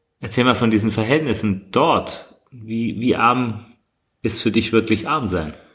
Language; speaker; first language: German; native; German